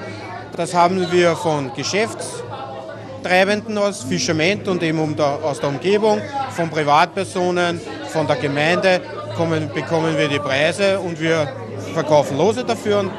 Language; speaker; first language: German; native; German